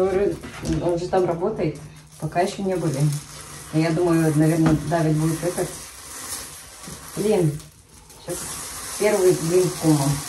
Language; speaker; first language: Russian; native; Russian